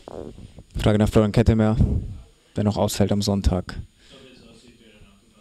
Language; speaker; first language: German; native; German